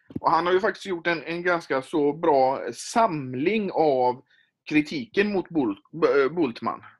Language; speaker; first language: Swedish; native; Swedish